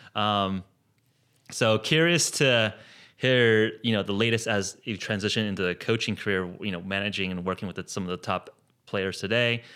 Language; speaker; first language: English; native; English